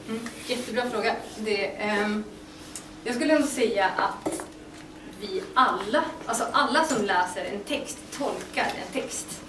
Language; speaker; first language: Swedish; native; Swedish